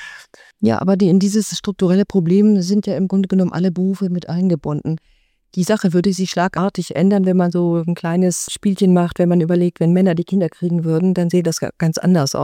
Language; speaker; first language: German; native; German